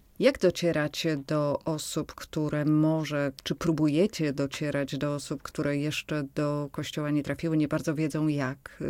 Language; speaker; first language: Polish; native; Polish